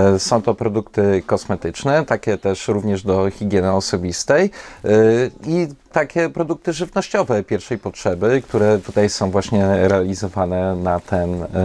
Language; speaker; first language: Polish; native; Polish